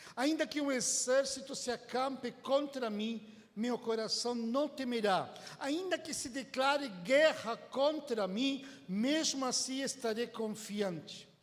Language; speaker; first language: Portuguese; non-native, fluent; Spanish